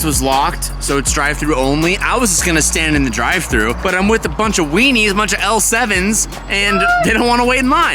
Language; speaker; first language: English; native; English